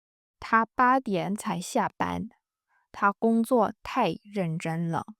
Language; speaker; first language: Chinese; non-native, fluent; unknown